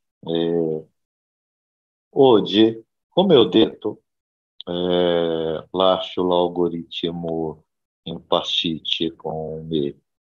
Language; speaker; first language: Italian; non-native, learner; Portuguese